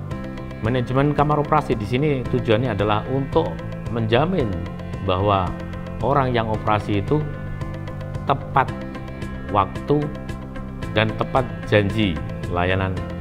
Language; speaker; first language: Indonesian; non-native, local second language; Javanese